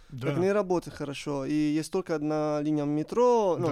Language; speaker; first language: Russian; non-native, learner; Italian